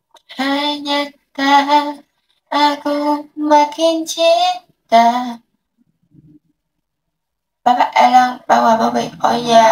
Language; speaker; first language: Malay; non-native, learner; Vietnamese